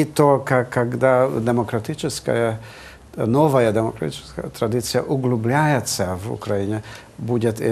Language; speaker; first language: Russian; non-native, fluent; Hungarian